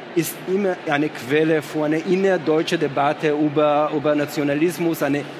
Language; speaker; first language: German; non-native, fluent; Hebrew